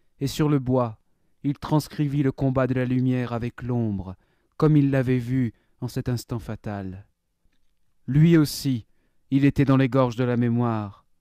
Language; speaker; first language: French; native; French